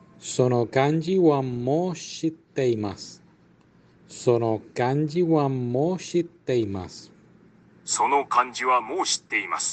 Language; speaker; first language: Japanese; non-native, learner; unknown